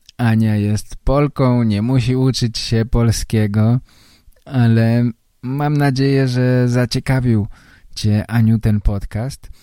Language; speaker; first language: Polish; native; Polish